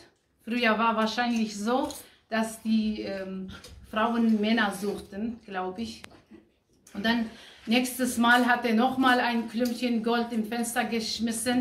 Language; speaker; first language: German; non-native, fluent; Aramaic